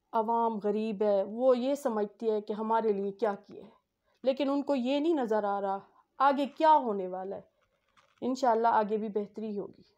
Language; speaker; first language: Urdu; non-native, local second language; Saraiki